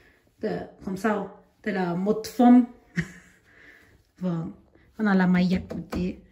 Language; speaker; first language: Vietnamese; non-native, learner; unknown